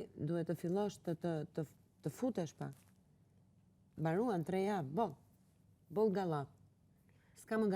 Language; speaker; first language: Albanian; native; Albanian